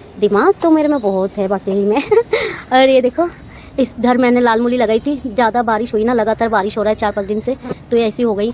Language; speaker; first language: Hindi; non-native, local second language; Bangla